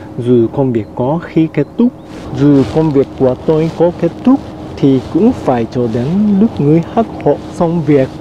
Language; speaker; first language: Vietnamese; non-native, fluent; Japanese